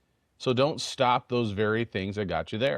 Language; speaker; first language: English; native; English